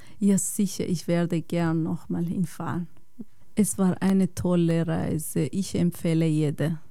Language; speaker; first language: German; non-native, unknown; Bosnian